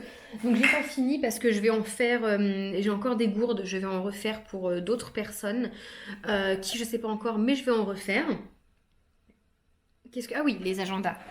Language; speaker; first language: French; native; French